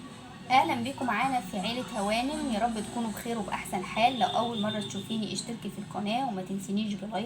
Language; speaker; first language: Arabic; native; Arabic